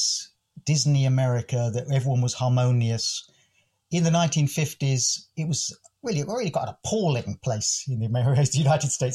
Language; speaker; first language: English; native; English